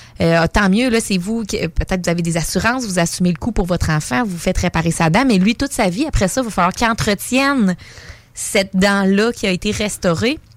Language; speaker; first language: French; native; French